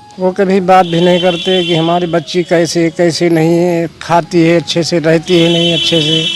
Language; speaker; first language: Hindi; native; Hindi